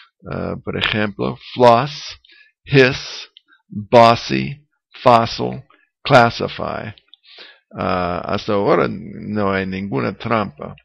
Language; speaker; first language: Spanish; non-native, learner; English